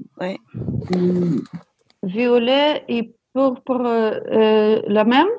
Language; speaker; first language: French; non-native, learner; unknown